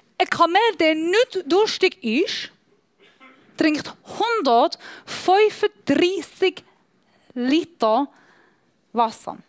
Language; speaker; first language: German; non-native, fluent; Persian